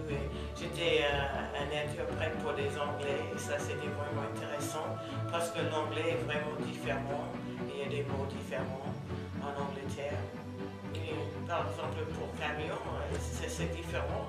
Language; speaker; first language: French; non-native, fluent; English